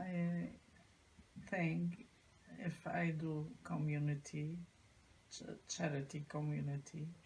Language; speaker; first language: English; non-native, learner; Arabic